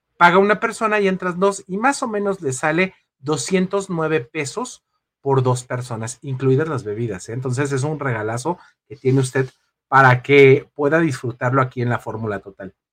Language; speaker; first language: Spanish; native; Spanish